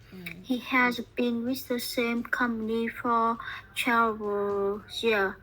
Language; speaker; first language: English; non-native, learner; Vietnamese